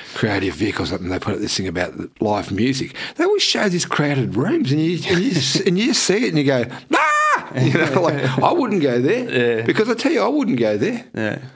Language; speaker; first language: English; native; English